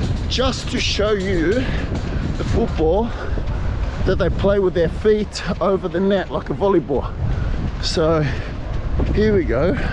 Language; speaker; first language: English; native; English